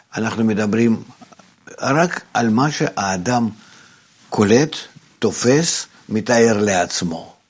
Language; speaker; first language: Hebrew; non-native, fluent; Russian